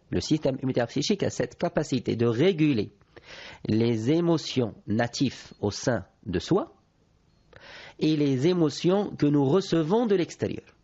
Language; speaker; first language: French; non-native, local second language; Arabic